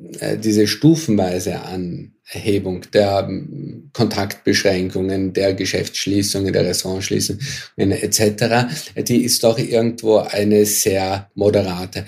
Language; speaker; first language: German; native; German